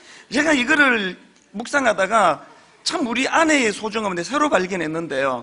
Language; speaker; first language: Korean; native; Korean